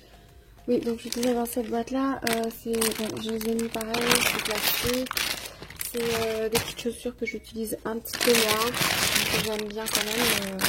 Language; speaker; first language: French; native; French